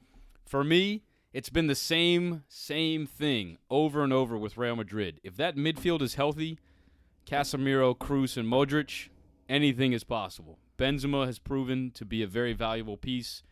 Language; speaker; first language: English; native; English